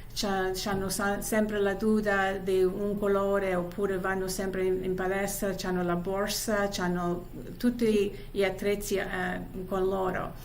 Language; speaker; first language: Italian; early bilingual, heritage; Italian